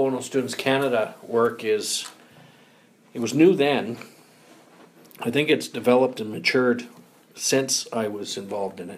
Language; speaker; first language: English; native; English